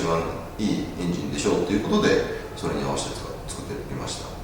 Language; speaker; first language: Japanese; native; Japanese